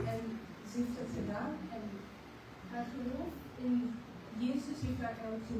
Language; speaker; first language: Dutch; early bilingual, other home language; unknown